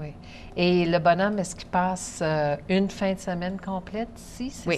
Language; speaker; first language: French; native; French